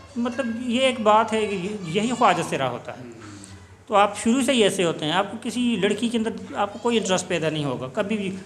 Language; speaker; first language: Urdu; non-native, local second language; Punjabi